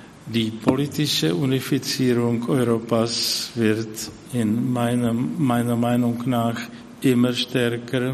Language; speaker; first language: German; non-native, fluent; Czech